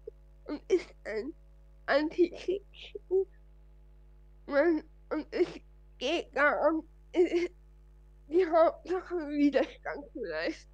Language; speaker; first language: German; non-native, fluent; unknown